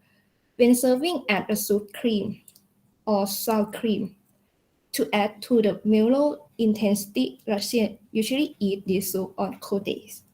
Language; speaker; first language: English; non-native, learner; Thai